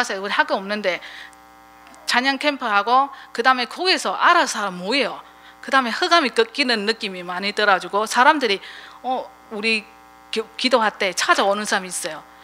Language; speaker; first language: Korean; non-native, fluent; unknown